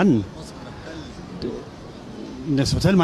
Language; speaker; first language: German; non-native, fluent; Arabic